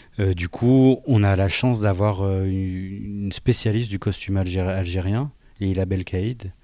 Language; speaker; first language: French; native; French